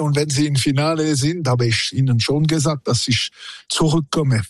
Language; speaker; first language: German; non-native, local second language; French